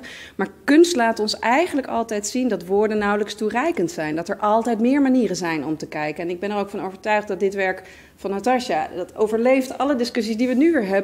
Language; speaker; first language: Dutch; native; Dutch